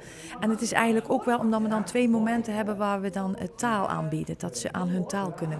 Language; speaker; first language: Dutch; native; Dutch